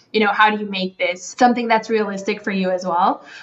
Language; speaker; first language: English; non-native, fluent; Spanish